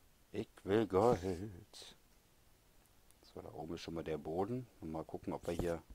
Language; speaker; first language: German; native; German